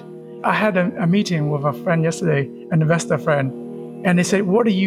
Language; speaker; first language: English; early bilingual, other home language; Vietnamese